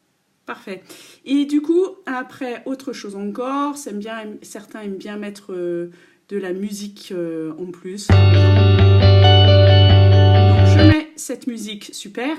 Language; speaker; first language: French; native; French